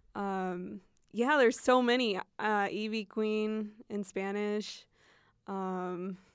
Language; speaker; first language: English; early bilingual, other home language; Spanish